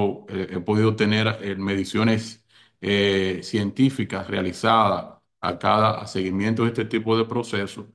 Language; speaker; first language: Spanish; native; Spanish